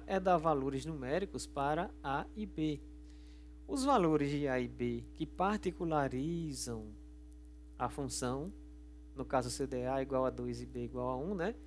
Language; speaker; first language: Portuguese; native; Portuguese